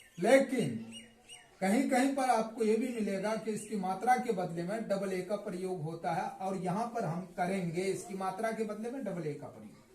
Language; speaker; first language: Hindi; native; Hindi